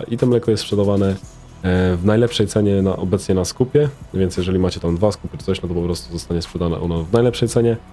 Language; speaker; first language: Polish; native; Polish